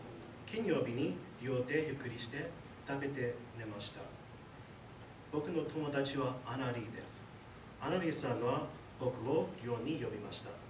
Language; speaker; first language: Japanese; non-native, learner; English